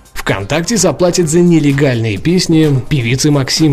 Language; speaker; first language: Russian; native; Russian